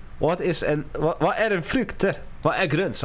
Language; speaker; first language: Swedish; non-native, learner; English